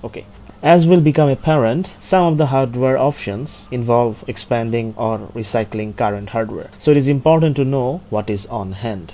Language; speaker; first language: English; non-native, local second language; Bangla